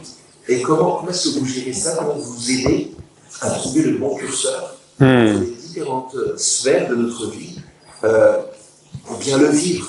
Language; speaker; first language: French; native; French